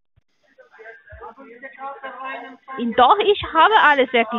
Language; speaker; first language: German; non-native, learner; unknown